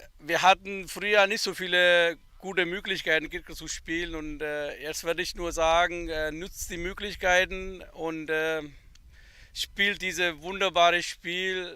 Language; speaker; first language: German; non-native, fluent; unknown